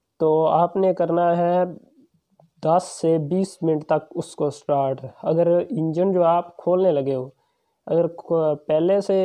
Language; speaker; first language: Urdu; non-native, local second language; Punjabi